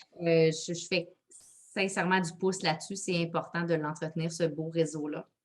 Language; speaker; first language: French; native; French